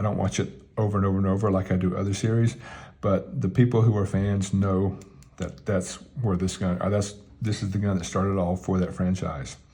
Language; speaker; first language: English; native; English